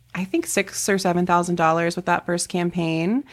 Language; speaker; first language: English; native; English